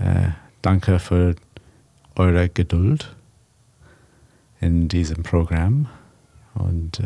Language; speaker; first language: German; non-native, learner; English